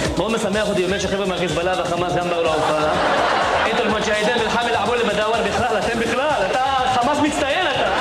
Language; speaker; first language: Hebrew; native; Hebrew